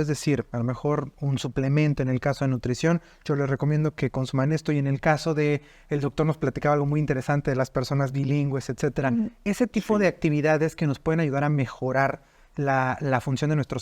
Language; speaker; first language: Spanish; native; Spanish